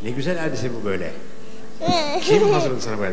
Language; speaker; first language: Turkish; native; Turkish